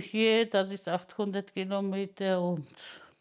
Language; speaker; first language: German; non-native, learner; Polish